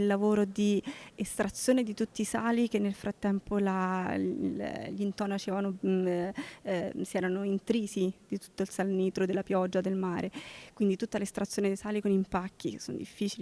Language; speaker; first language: Italian; native; Italian